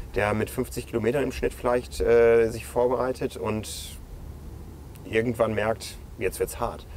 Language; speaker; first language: German; native; German